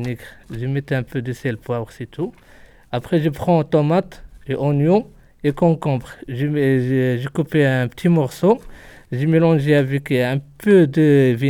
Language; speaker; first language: French; non-native, learner; Arabic